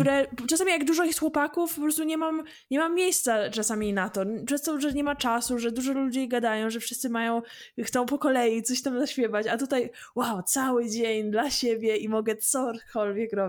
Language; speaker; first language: Polish; early bilingual, heritage; English